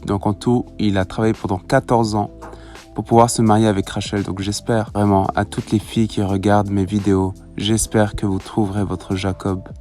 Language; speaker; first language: French; native; French